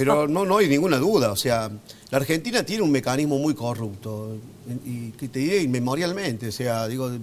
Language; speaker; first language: Spanish; native; Spanish